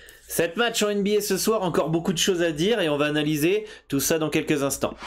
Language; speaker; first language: French; native; French